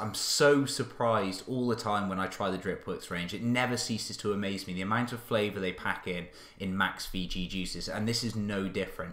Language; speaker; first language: English; native; English